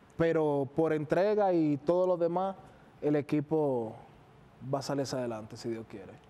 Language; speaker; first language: Spanish; native; Spanish